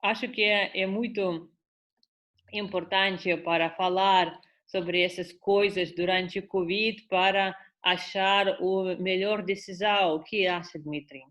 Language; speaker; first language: Portuguese; non-native, fluent; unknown